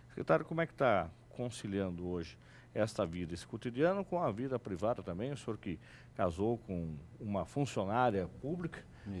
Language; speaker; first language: Portuguese; native; Portuguese